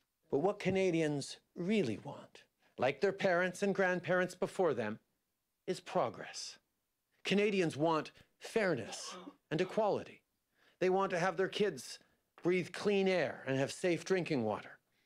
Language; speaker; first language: English; native; English